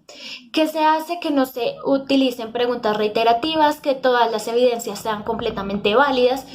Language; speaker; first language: Spanish; native; Spanish